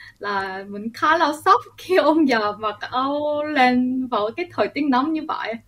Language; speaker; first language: Vietnamese; early bilingual, other home language; Korean